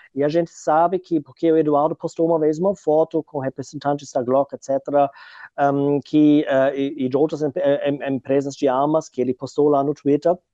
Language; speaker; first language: Portuguese; non-native, fluent; German